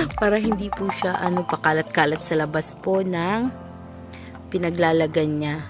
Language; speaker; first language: Filipino; non-native, local second language; Cebuano